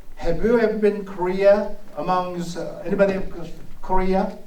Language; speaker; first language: English; non-native, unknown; Korean